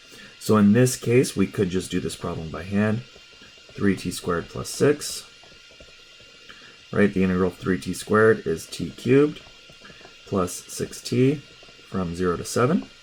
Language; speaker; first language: English; native; English